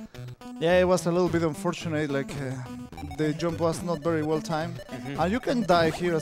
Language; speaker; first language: English; non-native, fluent; Spanish